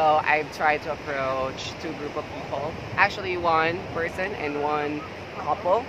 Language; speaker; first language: English; non-native, fluent; Filipino